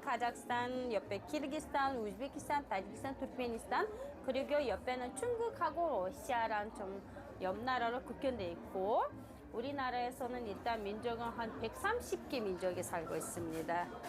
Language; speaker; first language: Korean; non-native, fluent; Kazakh